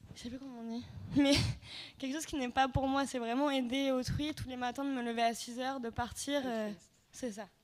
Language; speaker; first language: French; native; French